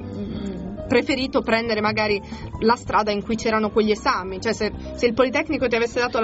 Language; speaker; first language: Italian; native; Italian